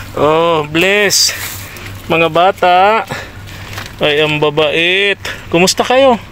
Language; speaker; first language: Filipino; native; Filipino